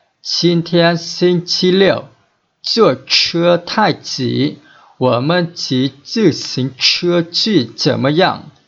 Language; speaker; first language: Chinese; non-native, fluent; Vietnamese